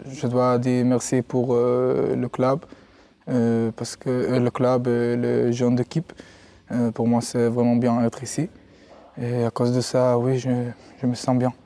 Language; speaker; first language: French; non-native, learner; Hebrew